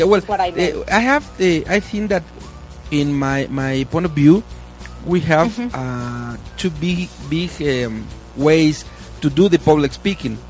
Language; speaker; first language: English; non-native, learner; Spanish